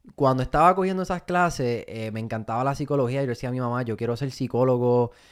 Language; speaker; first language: Spanish; native; Spanish